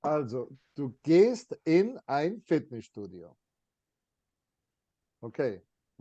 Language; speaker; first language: German; non-native, fluent; English